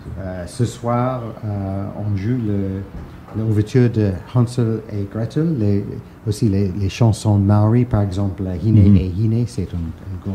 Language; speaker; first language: French; non-native, fluent; English